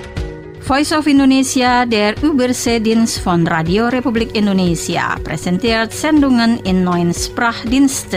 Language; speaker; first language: German; non-native, fluent; Indonesian